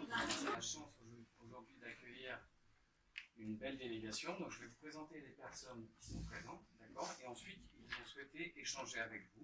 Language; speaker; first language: French; native; French